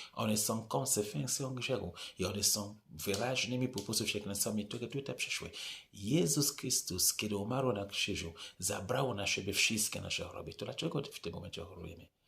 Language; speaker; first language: Polish; non-native, fluent; French